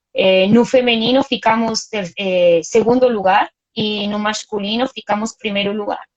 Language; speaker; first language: Portuguese; non-native, fluent; Spanish